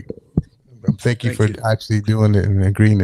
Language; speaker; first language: English; native; English